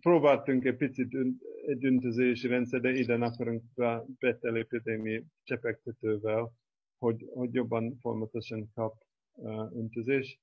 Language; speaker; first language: Hungarian; non-native, fluent; English